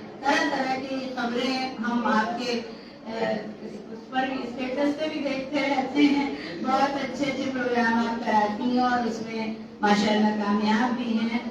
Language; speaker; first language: Urdu; native; Urdu